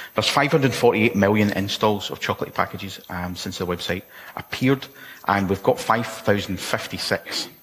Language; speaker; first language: English; native; English